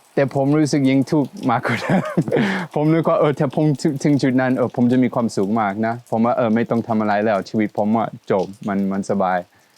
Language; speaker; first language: Thai; non-native, fluent; Swedish